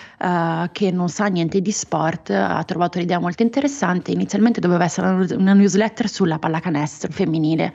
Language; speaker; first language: Italian; native; Italian